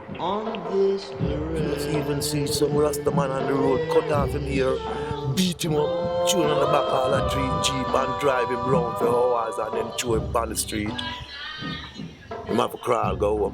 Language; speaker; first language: English; native; English